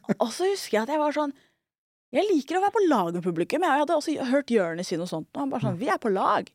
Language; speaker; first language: Norwegian; early bilingual, other home language; Somali